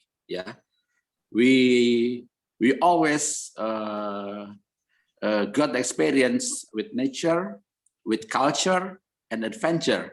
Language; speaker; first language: English; non-native, learner; Indonesian